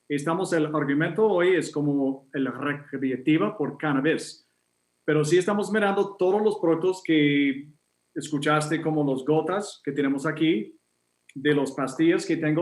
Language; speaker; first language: Spanish; non-native, fluent; English